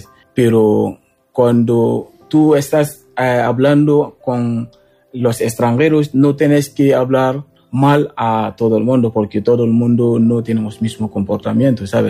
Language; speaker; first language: Spanish; non-native, learner; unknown